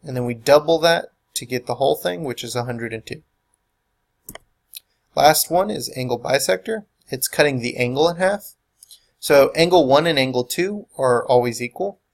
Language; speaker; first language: English; native; English